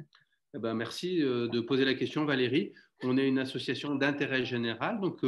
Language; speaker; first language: French; native; French